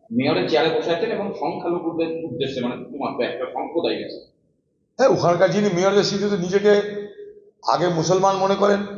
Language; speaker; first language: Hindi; non-native, local second language; Bangla